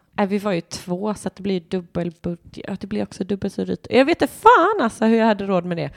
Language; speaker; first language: Swedish; early bilingual, other home language; English